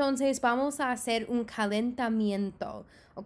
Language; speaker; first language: Spanish; non-native, fluent; English